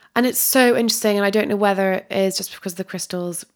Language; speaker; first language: English; native; English